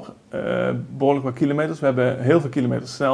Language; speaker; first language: Dutch; native; Dutch